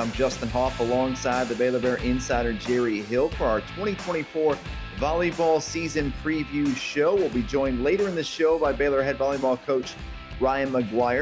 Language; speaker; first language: English; native; English